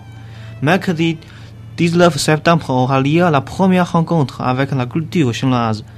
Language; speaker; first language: French; non-native, learner; Chinese